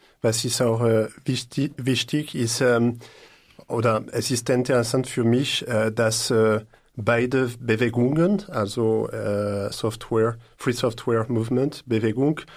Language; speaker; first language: German; non-native, learner; French